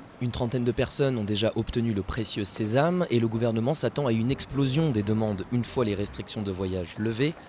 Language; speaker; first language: French; native; French